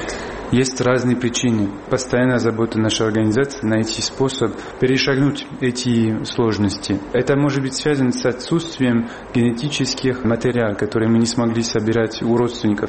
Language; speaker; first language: Russian; non-native, fluent; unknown